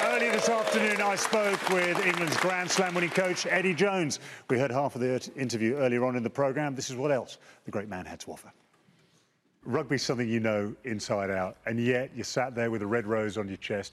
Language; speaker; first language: English; native; English